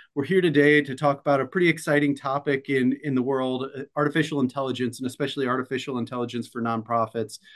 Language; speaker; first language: English; native; English